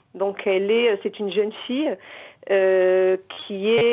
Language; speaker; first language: French; native; French